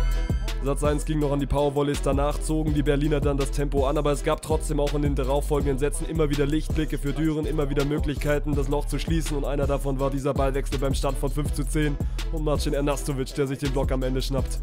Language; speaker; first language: German; native; German